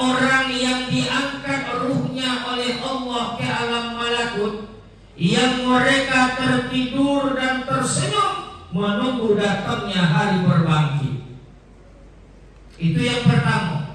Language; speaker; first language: Indonesian; non-native, local second language; Minangkabau